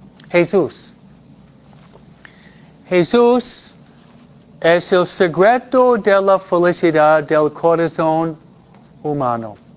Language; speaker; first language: Spanish; native; Spanish